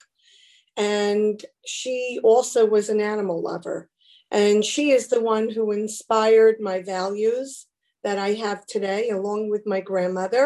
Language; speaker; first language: English; native; English